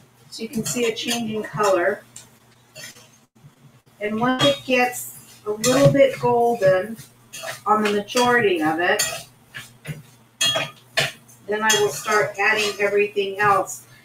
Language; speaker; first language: English; native; English